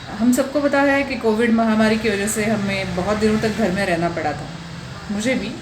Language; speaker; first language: Hindi; non-native, local second language; Marathi